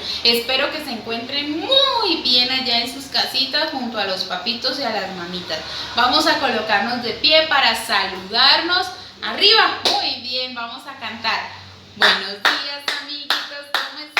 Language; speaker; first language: Spanish; native; Spanish